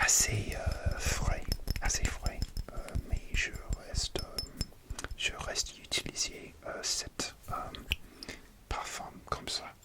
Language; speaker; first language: French; non-native, learner; English